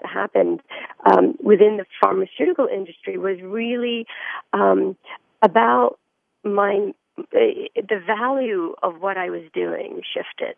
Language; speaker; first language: English; early bilingual, other home language; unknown